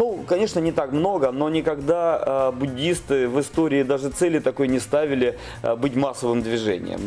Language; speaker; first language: Ukrainian; non-native, local second language; Russian